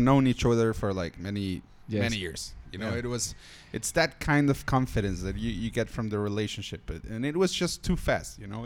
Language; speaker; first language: English; non-native, fluent; Spanish